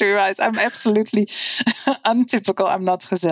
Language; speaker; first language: English; non-native, fluent; Dutch